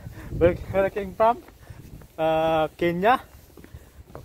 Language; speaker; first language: English; non-native, learner; Filipino